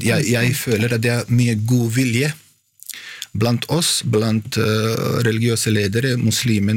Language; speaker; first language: Norwegian; non-native, fluent; Bosnian